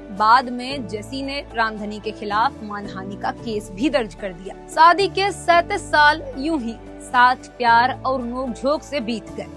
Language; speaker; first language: Hindi; native; Hindi